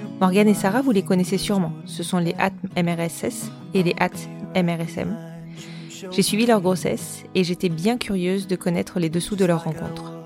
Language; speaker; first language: French; native; French